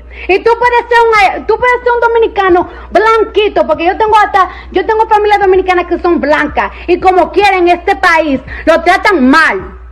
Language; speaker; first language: Spanish; early bilingual, heritage; Spanish